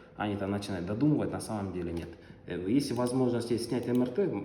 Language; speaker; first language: Russian; non-native, local second language; Kazakh